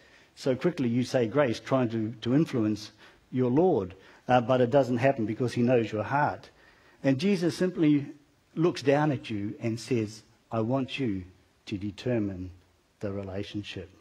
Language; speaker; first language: English; native; English